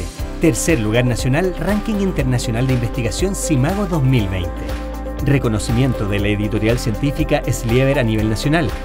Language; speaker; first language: Spanish; native; Spanish